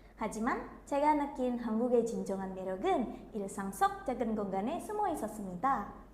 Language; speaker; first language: Korean; non-native, fluent; Indonesian